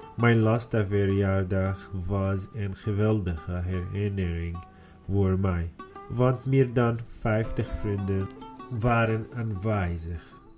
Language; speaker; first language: Dutch; non-native, learner; Arabic